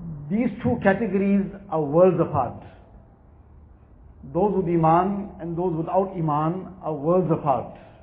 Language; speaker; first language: English; native; English